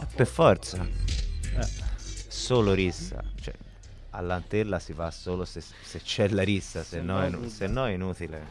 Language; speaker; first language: Italian; native; Italian